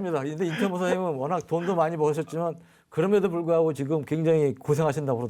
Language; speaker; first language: Korean; native; Korean